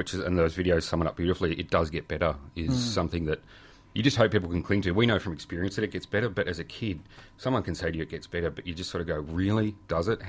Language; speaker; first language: English; native; English